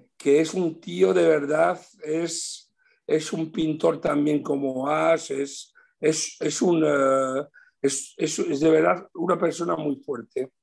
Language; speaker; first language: Spanish; early bilingual, heritage; Spanish